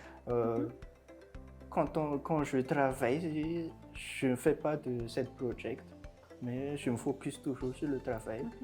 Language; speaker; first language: French; non-native, local second language; Malagasy